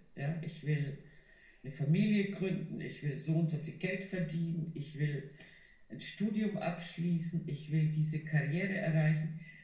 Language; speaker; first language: German; non-native, fluent; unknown